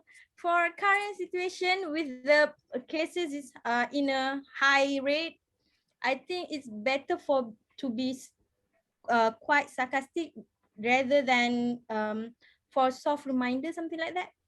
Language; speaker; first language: English; non-native, fluent; Malay